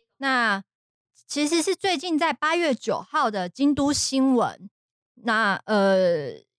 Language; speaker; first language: Chinese; non-native, fluent; Japanese